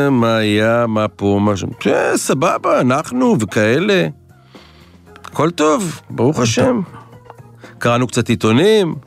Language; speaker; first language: Hebrew; native; Hebrew